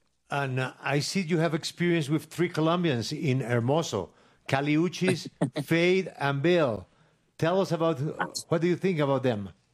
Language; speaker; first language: English; non-native, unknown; Spanish